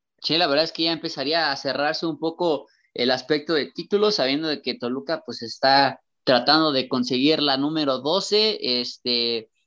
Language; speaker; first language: Spanish; native; Spanish